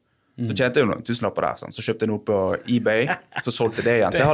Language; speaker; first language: Norwegian; native; Norwegian